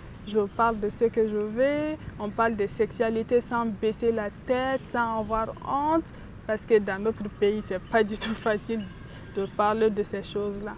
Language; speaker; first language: French; non-native, local second language; Bambara